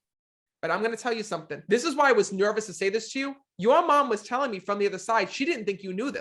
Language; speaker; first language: English; native; English